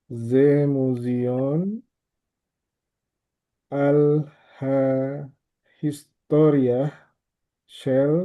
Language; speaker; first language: Hebrew; non-native, learner; Indonesian